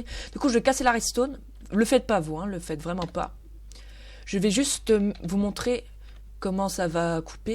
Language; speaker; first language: French; native; French